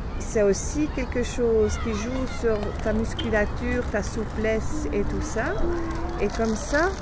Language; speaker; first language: French; non-native, fluent; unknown